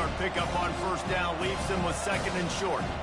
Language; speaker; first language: English; native; English